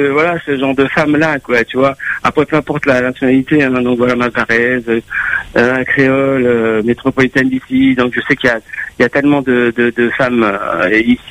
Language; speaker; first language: French; native; French